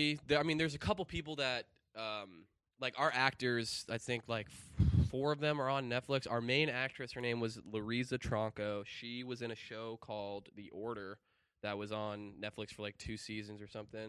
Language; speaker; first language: English; native; English